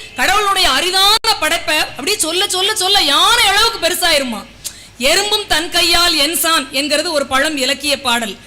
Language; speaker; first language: Tamil; native; Tamil